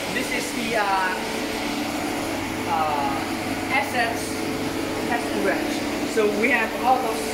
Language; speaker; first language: English; non-native, learner; Chinese